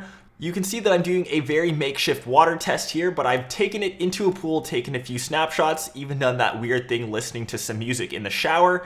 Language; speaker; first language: English; native; English